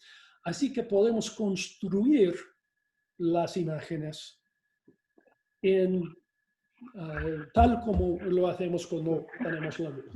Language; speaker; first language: Spanish; non-native, fluent; English